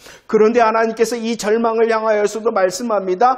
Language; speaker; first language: Korean; native; Korean